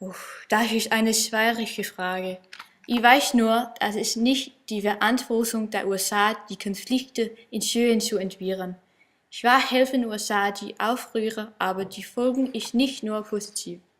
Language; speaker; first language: German; non-native, learner; Danish